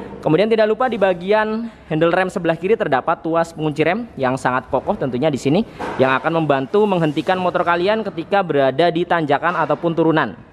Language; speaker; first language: Indonesian; native; Indonesian